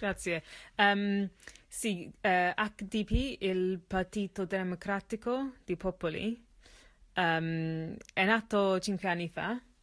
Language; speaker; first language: Italian; non-native, learner; English